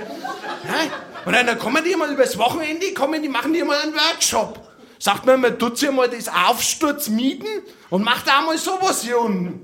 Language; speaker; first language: German; native; German